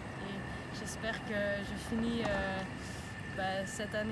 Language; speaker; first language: French; non-native, local second language; Dutch